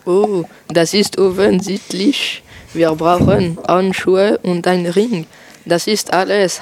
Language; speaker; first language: German; non-native, learner; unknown